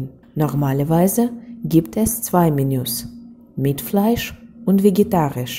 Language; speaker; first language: German; non-native, fluent; Russian